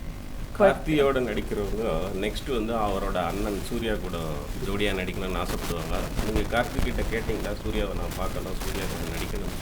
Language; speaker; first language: Tamil; native; Tamil